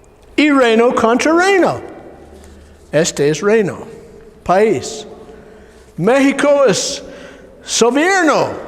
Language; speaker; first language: Spanish; non-native, learner; English